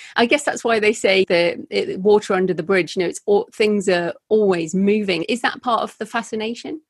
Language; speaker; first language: English; native; English